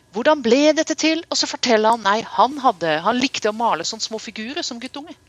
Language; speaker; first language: Norwegian; non-native, fluent; Dutch